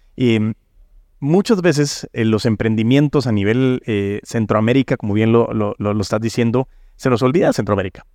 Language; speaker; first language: Spanish; native; Spanish